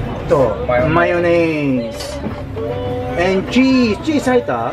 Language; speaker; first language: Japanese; non-native, learner; Filipino